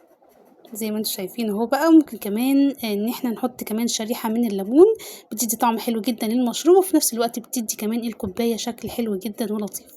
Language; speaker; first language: Arabic; native; Arabic